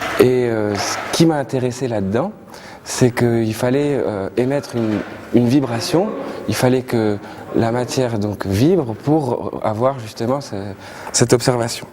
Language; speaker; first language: French; native; French